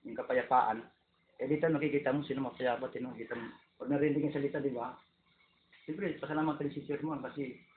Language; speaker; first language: Filipino; non-native, local second language; Waray